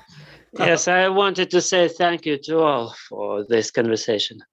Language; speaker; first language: English; non-native, learner; Russian